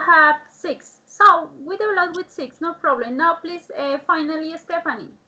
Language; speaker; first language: English; non-native, fluent; Spanish